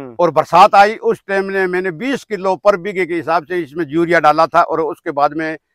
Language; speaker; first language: Hindi; native; Hindi